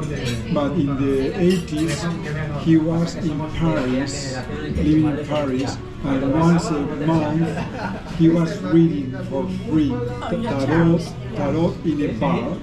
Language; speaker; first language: English; non-native, fluent; Spanish